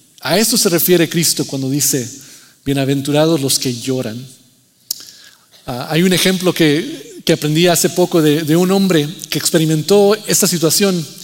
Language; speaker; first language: Spanish; early bilingual, heritage; Spanish